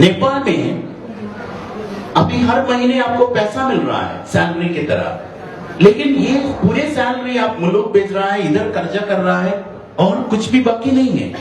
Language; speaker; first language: Hindi; non-native, learner; Nepali